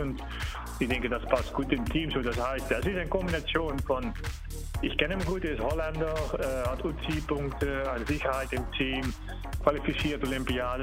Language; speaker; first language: German; non-native, learner; Dutch